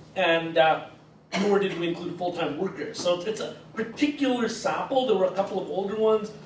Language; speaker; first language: English; native; English